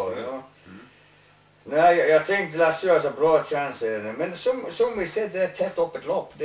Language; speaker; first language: Swedish; non-native, learner; English